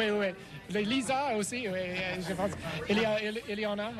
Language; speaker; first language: French; non-native, fluent; English